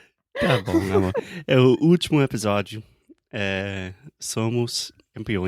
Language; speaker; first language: Portuguese; non-native, fluent; English